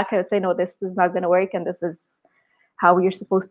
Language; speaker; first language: English; non-native, fluent; Arabic